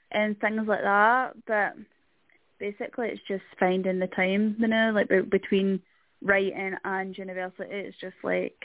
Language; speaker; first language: English; native; English